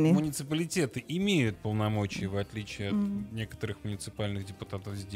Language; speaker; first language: Russian; native; Russian